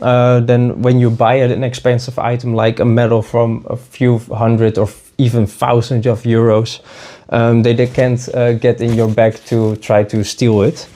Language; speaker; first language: English; non-native, fluent; Dutch